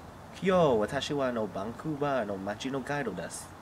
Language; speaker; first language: Japanese; non-native, learner; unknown